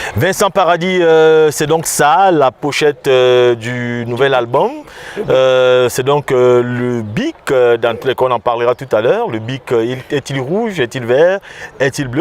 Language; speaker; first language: French; native; French